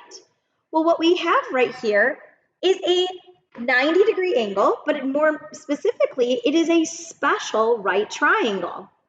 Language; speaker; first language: English; native; English